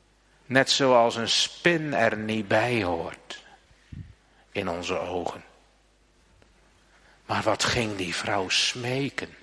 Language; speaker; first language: Dutch; native; Dutch